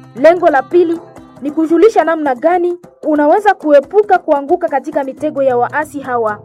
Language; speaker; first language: Swahili; non-native, local second language; Nande